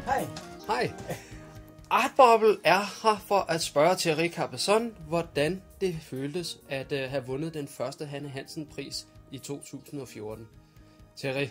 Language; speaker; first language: Danish; native; Danish